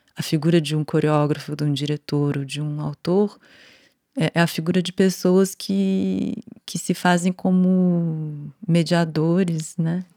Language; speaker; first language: Portuguese; native; Portuguese